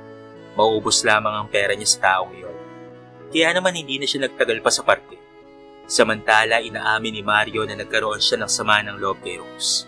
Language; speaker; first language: Filipino; native; Filipino